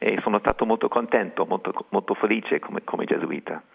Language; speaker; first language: Italian; non-native, fluent; English